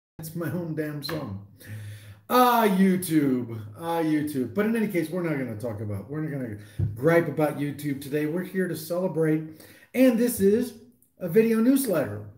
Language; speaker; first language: English; native; English